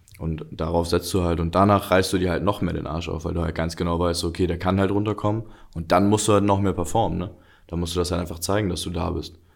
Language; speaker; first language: German; early bilingual, other home language; Russian